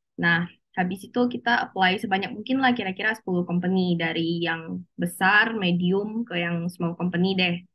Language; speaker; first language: Indonesian; native; Indonesian